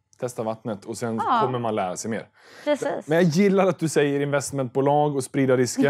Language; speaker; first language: Swedish; native; Swedish